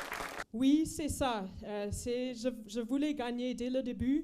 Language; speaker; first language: French; non-native, fluent; Afrikaans